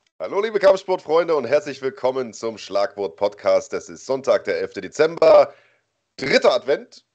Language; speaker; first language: German; native; German